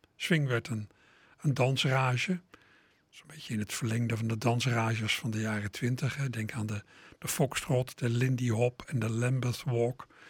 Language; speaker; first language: Dutch; native; Dutch